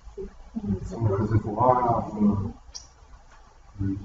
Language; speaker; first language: French; non-native, learner; Portuguese